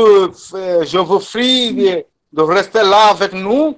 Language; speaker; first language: French; non-native, fluent; Bangla